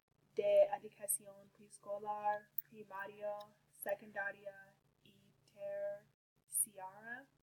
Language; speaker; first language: Spanish; non-native, learner; English